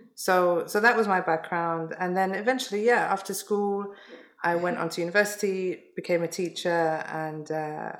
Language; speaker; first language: English; native; English